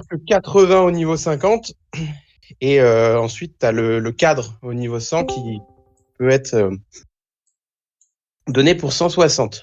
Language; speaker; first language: French; native; French